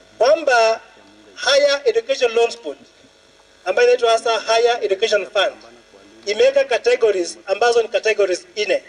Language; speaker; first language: Swahili; non-native, local second language; Luo (Kenya and Tanzania)